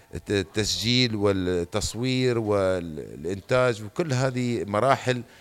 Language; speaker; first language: Arabic; native; Arabic